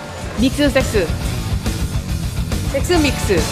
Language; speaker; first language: Korean; native; Korean